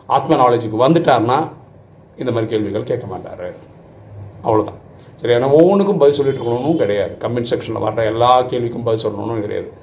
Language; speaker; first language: Tamil; non-native, local second language; Malayalam